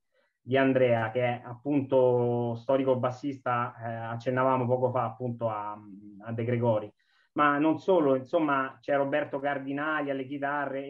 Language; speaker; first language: Italian; native; Italian